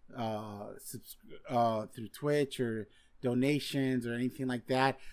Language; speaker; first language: English; non-native, fluent; Spanish